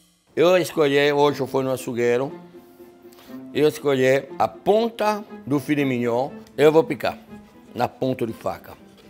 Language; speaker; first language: Portuguese; non-native, fluent; French